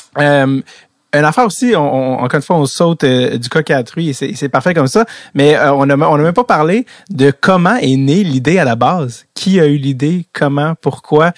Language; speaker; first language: French; native; French